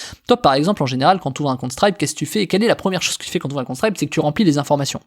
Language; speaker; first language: French; native; French